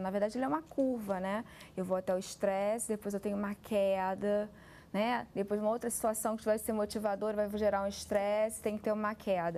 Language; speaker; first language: Portuguese; native; Portuguese